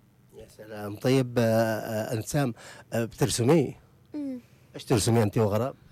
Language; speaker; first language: Arabic; native; Arabic